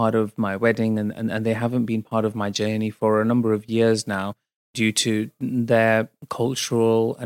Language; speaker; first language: English; native; English